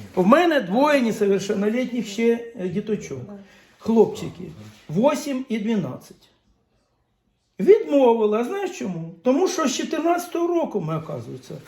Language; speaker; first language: Ukrainian; non-native, local second language; Russian